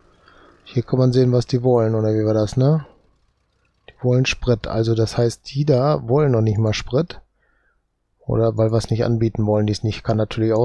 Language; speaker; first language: German; native; German